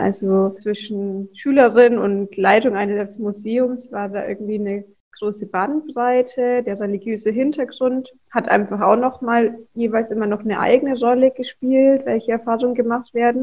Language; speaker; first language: German; native; German